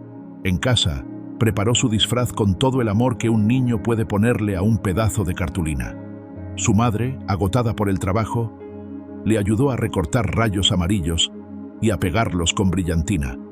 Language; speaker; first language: Spanish; native; Spanish